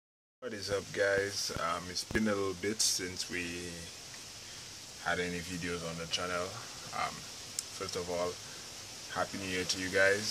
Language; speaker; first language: English; native; English